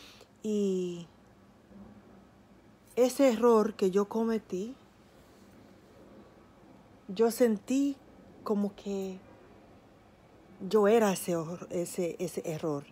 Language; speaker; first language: Spanish; early bilingual, heritage; Spanish